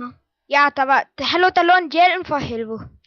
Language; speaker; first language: Danish; native; Danish